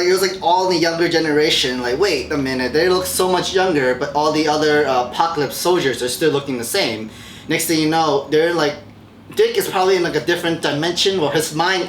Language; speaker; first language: English; native; English